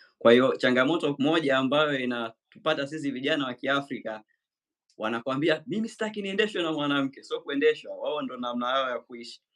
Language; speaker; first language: Swahili; native; Swahili